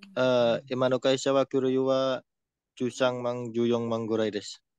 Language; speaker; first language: Japanese; non-native, fluent; Indonesian